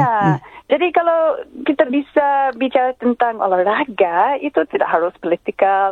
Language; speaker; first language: Indonesian; non-native, fluent; English